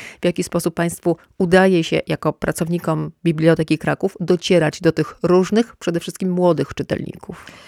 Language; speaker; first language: Polish; native; Polish